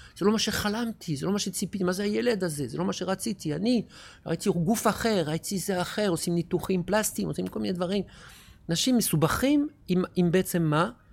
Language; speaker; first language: Hebrew; non-native, fluent; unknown